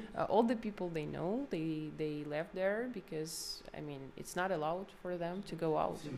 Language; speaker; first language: English; non-native, fluent; Ukrainian